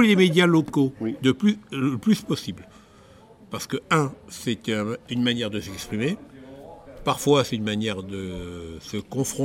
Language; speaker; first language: French; native; French